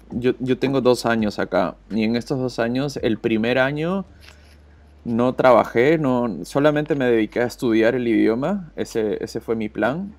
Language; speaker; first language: Spanish; native; Spanish